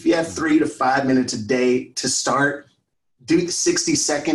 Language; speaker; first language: English; native; English